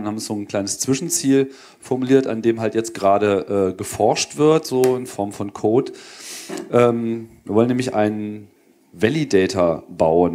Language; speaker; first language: German; native; German